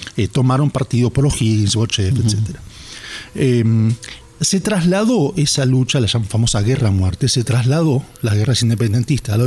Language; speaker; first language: Spanish; native; Spanish